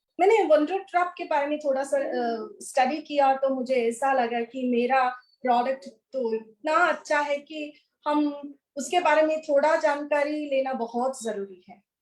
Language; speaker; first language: Hindi; non-native, local second language; Kannada